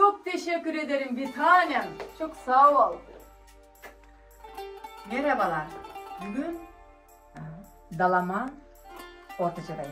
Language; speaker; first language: Turkish; non-native, fluent; Kyrgyz